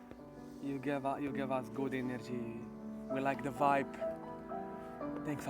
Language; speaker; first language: English; non-native, learner; Arabic